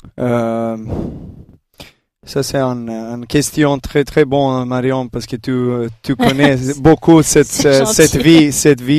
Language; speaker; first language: French; non-native, learner; Serbian